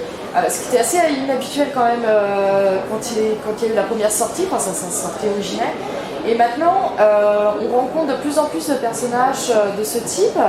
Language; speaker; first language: French; native; French